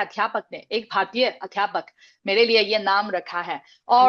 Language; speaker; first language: Hindi; non-native, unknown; Chinese